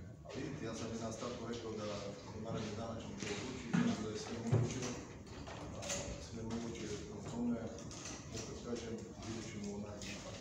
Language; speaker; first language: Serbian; non-native, learner; Bulgarian